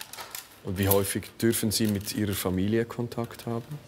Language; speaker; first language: German; native; German